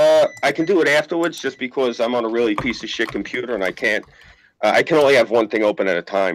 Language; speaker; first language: English; native; English